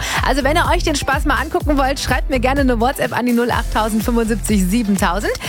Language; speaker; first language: German; native; German